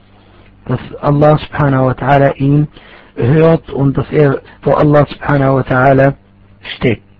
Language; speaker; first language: German; non-native, fluent; Arabic